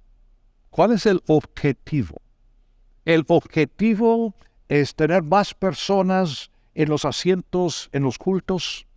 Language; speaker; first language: Spanish; non-native, fluent; English